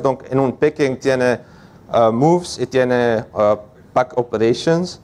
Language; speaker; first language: Spanish; non-native, learner; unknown